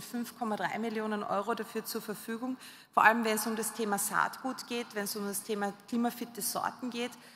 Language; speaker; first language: German; native; German